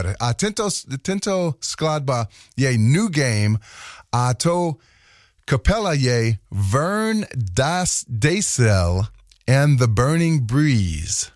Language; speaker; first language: Czech; non-native, learner; English